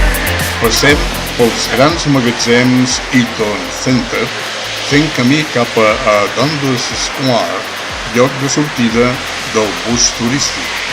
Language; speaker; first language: Catalan; native; Catalan